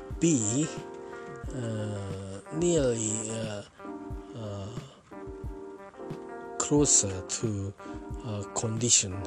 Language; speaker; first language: English; non-native, learner; Japanese